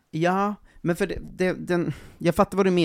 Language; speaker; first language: Swedish; native; Swedish